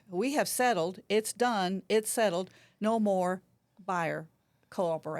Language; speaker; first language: English; native; English